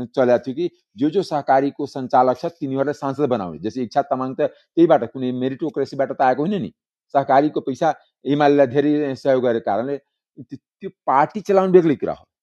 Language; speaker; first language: Nepali; non-native, local second language; Maithili